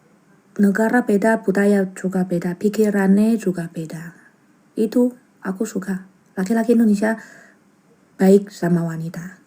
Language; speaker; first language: Indonesian; non-native, learner; Chinese